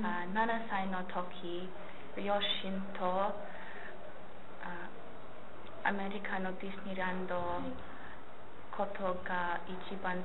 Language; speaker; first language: Japanese; non-native, learner; English